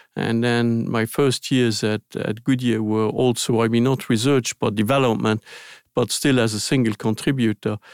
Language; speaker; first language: English; non-native, fluent; Luxembourgish